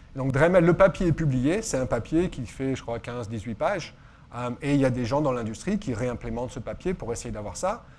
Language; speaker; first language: French; native; French